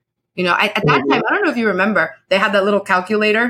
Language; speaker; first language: English; early bilingual, other home language; Spanish